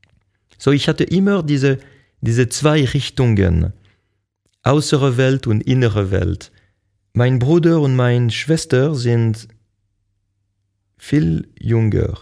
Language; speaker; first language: German; non-native, local second language; French